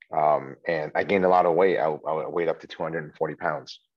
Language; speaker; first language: English; early bilingual, other home language; Chinese